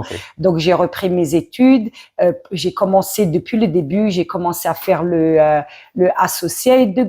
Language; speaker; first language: French; early bilingual, other home language; Arabic